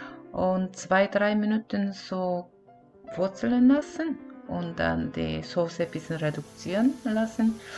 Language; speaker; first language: German; non-native, learner; Korean